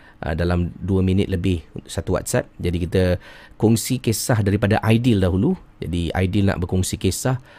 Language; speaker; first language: Malay; native; Malay